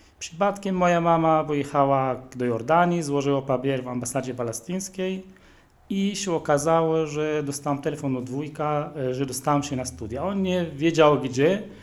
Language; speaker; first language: Polish; non-native, fluent; Arabic